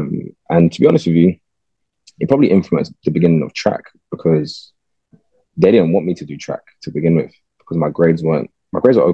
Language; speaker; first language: English; native; English